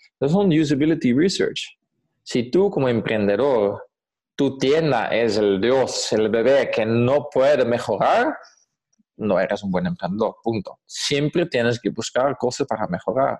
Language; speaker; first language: Spanish; non-native, fluent; Dutch